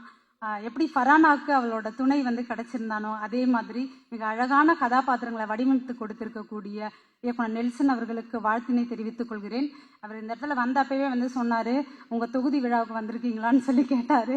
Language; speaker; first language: Tamil; native; Tamil